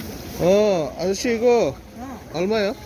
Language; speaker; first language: Korean; non-native, learner; Bangla